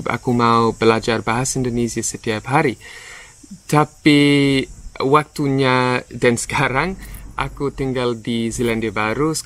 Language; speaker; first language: Indonesian; non-native, learner; English